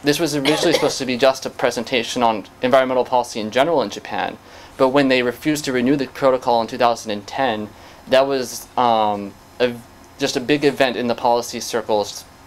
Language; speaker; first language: English; native; English